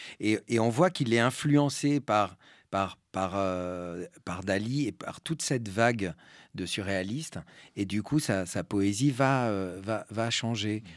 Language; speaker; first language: French; early bilingual, other home language; Spanish